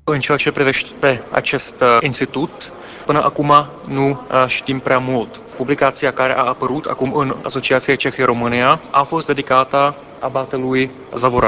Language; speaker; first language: Romanian; non-native, fluent; Czech